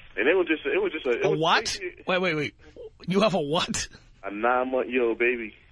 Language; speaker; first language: English; native; English